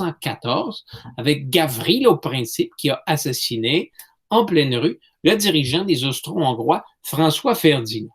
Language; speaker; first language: French; native; French